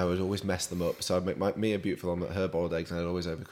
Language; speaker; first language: English; native; English